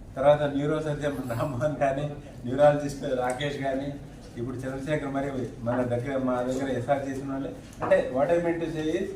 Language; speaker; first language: Telugu; non-native, local second language; Lambadi